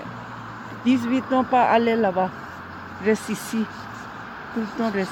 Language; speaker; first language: French; non-native, learner; Tibetan